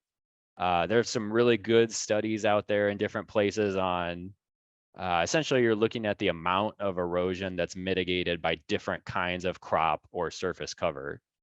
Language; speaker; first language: English; native; English